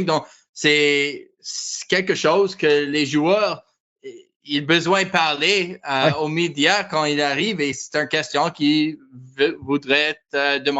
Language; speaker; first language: French; non-native, learner; English